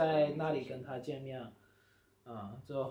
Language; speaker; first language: Chinese; early bilingual, heritage; Chinese